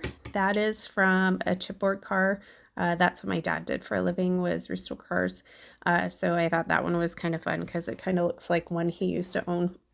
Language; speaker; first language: English; native; English